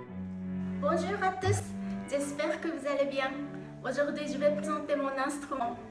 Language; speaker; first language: French; non-native, fluent; Japanese